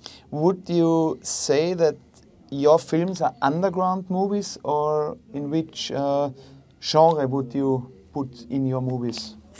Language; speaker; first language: English; non-native, learner; German